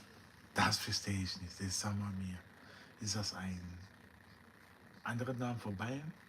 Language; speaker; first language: German; non-native, learner; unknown